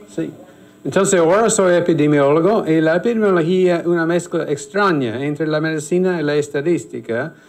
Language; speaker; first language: Spanish; non-native, fluent; English